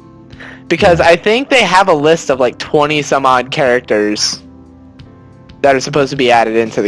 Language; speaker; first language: English; native; English